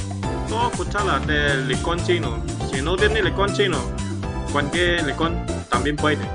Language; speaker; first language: Spanish; non-native, learner; Chinese